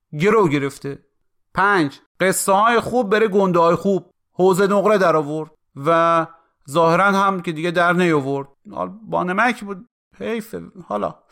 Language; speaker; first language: Persian; native; Persian